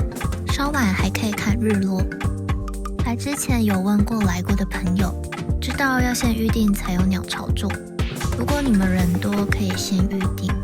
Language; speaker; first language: Chinese; native; Chinese